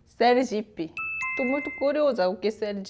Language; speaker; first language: Portuguese; non-native, learner; Korean